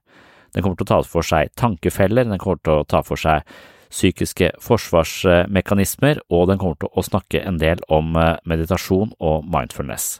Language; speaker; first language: Norwegian; native; Norwegian